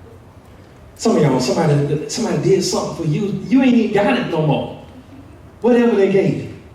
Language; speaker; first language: English; native; English